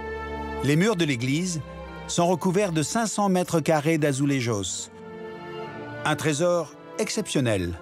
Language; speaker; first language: French; native; French